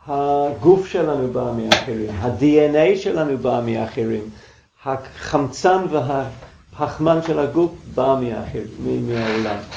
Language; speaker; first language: Hebrew; non-native, fluent; English